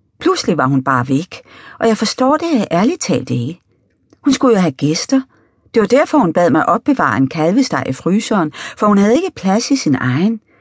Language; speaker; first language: Danish; native; Danish